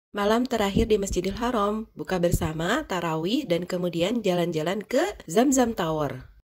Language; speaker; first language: Indonesian; native; Indonesian